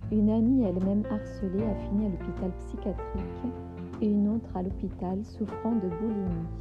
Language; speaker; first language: French; non-native, fluent; German